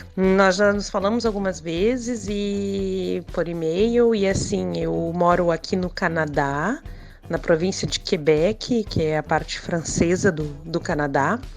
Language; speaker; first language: Portuguese; native; Portuguese